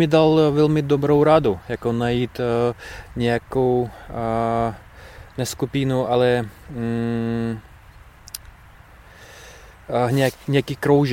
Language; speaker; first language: Czech; non-native, fluent; Russian